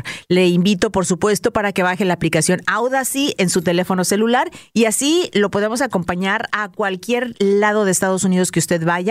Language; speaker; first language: Spanish; native; Spanish